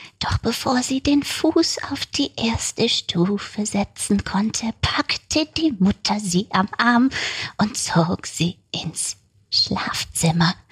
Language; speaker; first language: German; early bilingual, other home language; Turkish